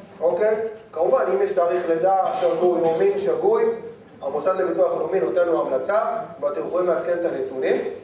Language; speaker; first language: Hebrew; native; Hebrew